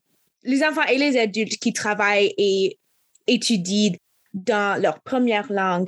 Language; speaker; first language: French; non-native, local second language; English